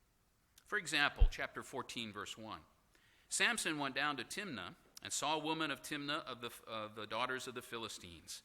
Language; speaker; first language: English; native; English